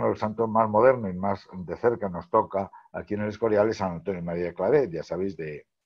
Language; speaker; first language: Spanish; native; Spanish